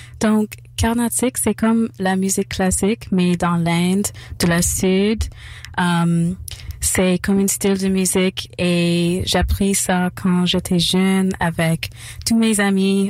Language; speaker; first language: French; non-native, local second language; English